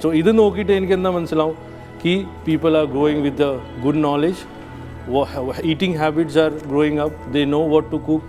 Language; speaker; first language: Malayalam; non-native, fluent; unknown